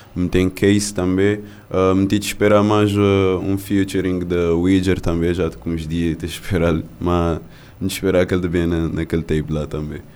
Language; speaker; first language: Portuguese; non-native, local second language; Kabuverdianu